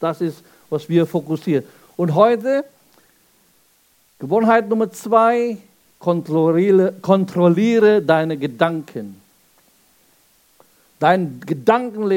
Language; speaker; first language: German; non-native, fluent; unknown